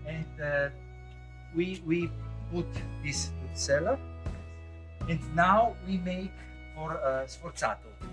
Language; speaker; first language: English; non-native, learner; Italian